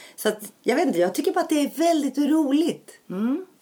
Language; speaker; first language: Swedish; early bilingual, other home language; Greek